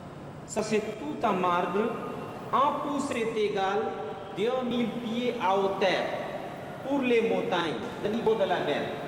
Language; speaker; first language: French; non-native, local second language; Hindi